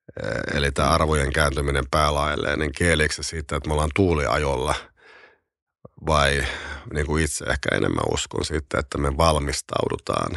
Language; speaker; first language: Finnish; native; Finnish